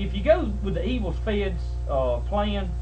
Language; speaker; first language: English; native; English